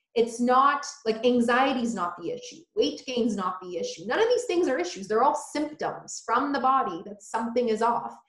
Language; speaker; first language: English; early bilingual, other home language; Polish